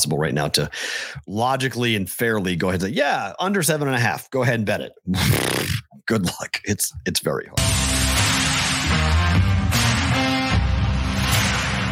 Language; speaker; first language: English; native; English